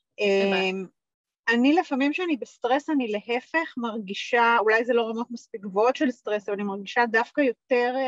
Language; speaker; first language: Hebrew; native; Hebrew